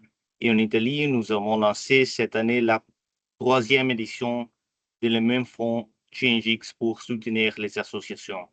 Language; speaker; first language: French; non-native, fluent; Italian